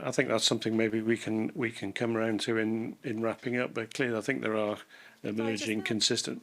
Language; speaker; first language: English; native; English